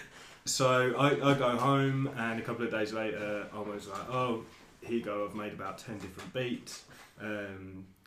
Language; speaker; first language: English; native; English